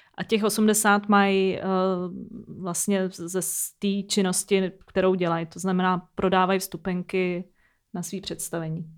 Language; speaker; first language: Czech; native; Czech